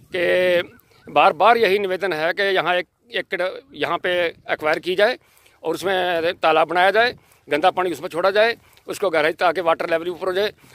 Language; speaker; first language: Hindi; native; Hindi